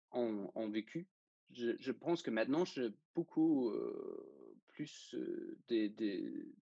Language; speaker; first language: French; non-native, fluent; Danish